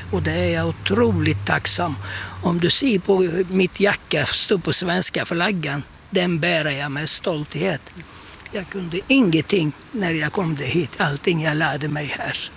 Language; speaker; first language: Swedish; non-native, fluent; Turkish